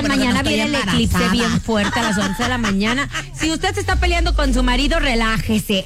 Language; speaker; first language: Spanish; native; Spanish